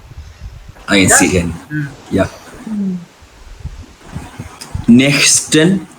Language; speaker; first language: German; non-native, learner; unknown